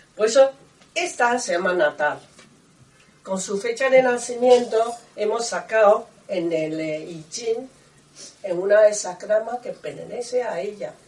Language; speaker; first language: Spanish; non-native, learner; Chinese